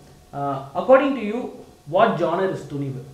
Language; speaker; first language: Tamil; native; Tamil